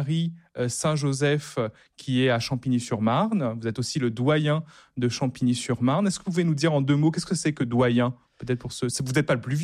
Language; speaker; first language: French; native; French